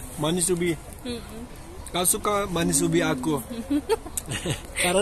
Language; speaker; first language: Indonesian; non-native, learner; Turkish